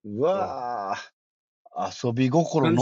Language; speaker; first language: Japanese; native; Japanese